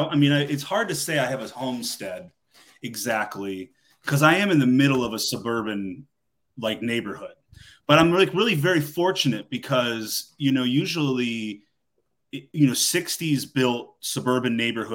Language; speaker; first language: English; native; English